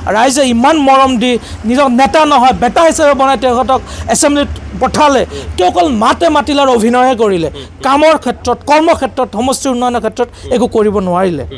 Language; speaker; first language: Assamese; non-native, local second language; Bangla